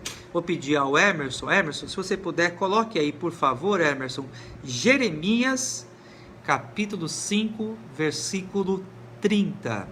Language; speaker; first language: Portuguese; native; Portuguese